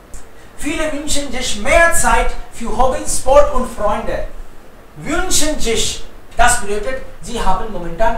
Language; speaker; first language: German; non-native, fluent; Hindi